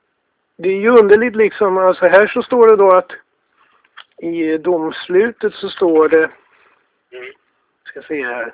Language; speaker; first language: Swedish; native; Swedish